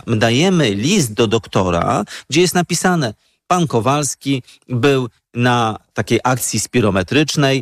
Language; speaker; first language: Polish; native; Polish